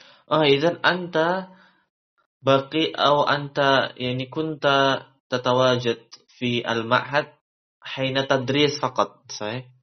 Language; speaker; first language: Arabic; non-native, fluent; Indonesian